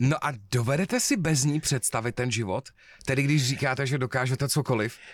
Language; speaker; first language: Czech; native; Czech